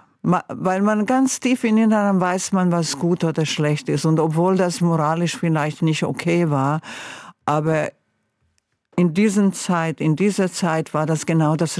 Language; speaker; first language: German; non-native, fluent; Croatian